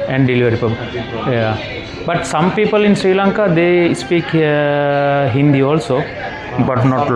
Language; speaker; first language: English; non-native, fluent; Sinhala